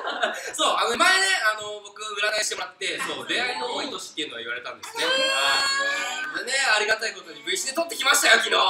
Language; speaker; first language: Japanese; native; Japanese